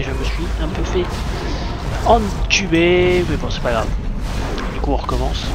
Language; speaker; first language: French; native; French